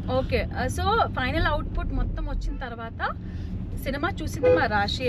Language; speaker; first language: Telugu; native; Telugu